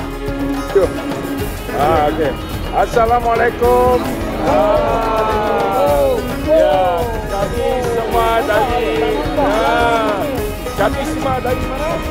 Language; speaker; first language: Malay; non-native, learner; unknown